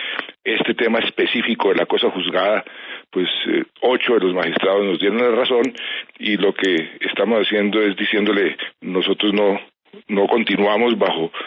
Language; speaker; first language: Spanish; native; Spanish